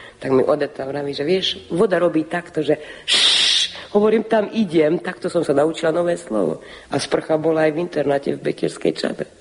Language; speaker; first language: Slovak; early bilingual, heritage; Slovak